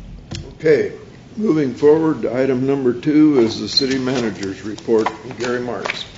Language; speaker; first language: English; native; English